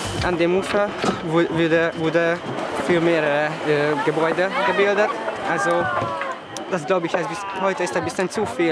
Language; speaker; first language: German; non-native, learner; Hungarian